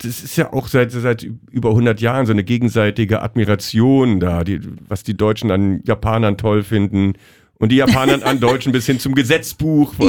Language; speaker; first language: German; native; German